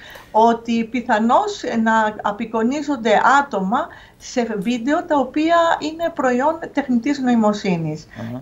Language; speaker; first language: Greek; native; Greek